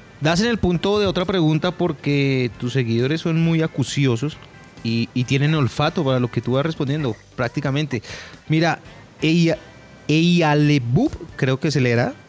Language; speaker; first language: Spanish; native; Spanish